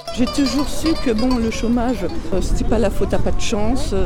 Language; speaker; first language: French; native; French